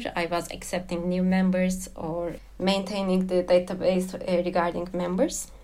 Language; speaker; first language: English; non-native, fluent; Turkish